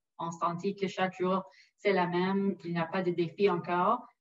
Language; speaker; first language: French; non-native, local second language; English